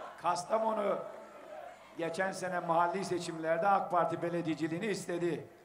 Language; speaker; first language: Turkish; native; Turkish